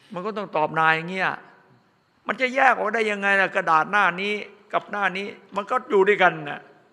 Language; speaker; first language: Thai; native; Thai